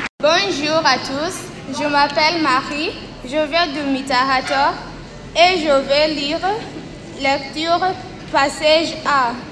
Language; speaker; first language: French; non-native, learner; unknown